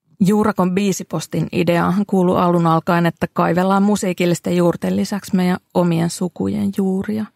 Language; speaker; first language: Finnish; native; Finnish